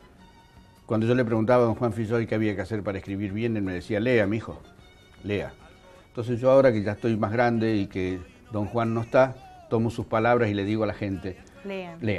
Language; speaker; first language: Spanish; native; Spanish